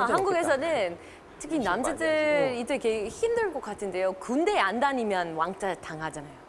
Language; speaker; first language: Korean; non-native, fluent; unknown